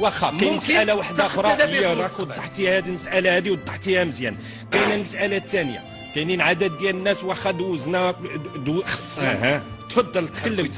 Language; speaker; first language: Arabic; native; Arabic